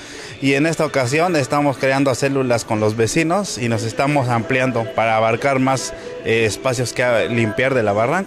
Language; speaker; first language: Spanish; native; Spanish